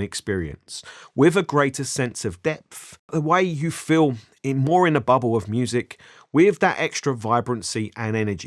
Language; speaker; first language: English; native; English